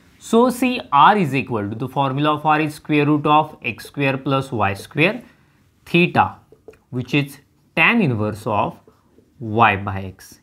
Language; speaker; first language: English; non-native, local second language; Marathi